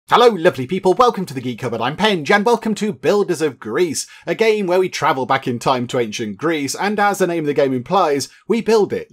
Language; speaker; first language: English; native; English